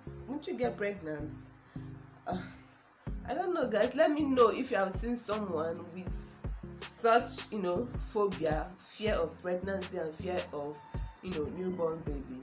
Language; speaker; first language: English; non-native, local second language; Igbo